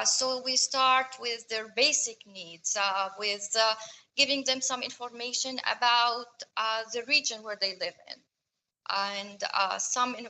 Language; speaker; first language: English; non-native, fluent; Arabic